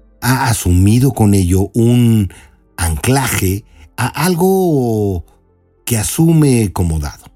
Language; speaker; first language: Spanish; native; Spanish